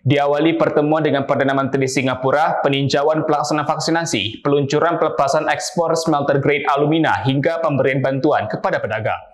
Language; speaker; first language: Indonesian; native; Indonesian